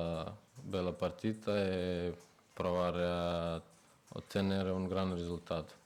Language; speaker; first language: Italian; non-native, fluent; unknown